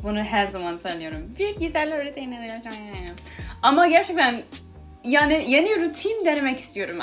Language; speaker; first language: Turkish; early bilingual, heritage; Turkish